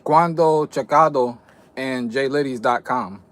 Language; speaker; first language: Spanish; non-native, learner; English